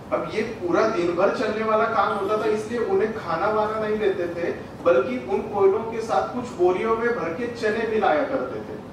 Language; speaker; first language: Hindi; non-native, local second language; Marathi